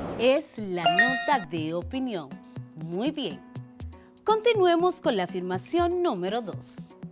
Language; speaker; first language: Spanish; native; Spanish